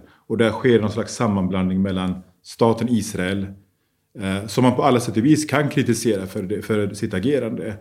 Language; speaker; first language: Swedish; early bilingual, other home language; Persian